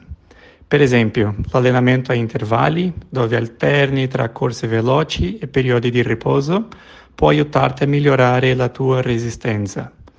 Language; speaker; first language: Italian; non-native, learner; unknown